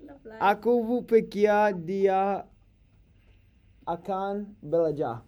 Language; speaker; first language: Indonesian; non-native, learner; English